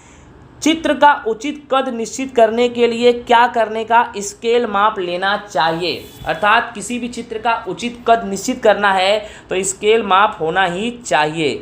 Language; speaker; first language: Hindi; non-native, local second language; Gujarati